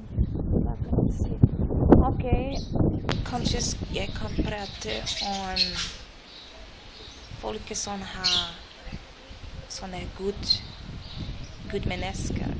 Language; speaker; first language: Norwegian; non-native, learner; Portuguese